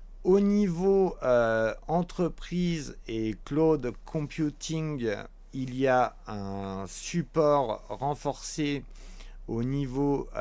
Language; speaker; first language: French; native; French